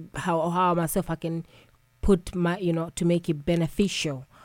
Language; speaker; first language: English; non-native, local second language; Swahili